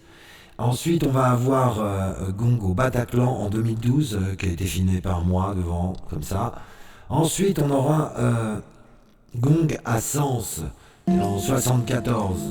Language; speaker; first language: French; native; French